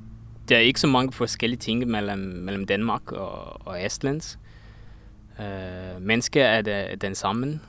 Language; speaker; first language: Danish; non-native, learner; Estonian